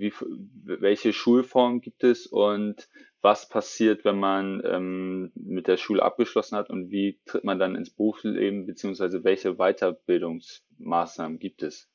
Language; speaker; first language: German; native; German